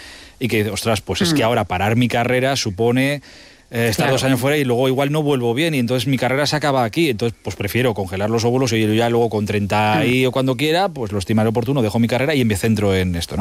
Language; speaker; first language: Spanish; native; Spanish